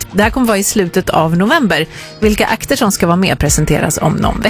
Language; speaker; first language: Swedish; native; Swedish